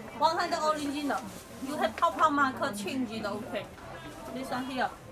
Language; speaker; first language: English; non-native, learner; Chinese